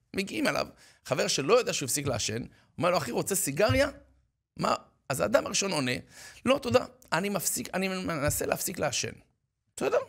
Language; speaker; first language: Hebrew; native; Hebrew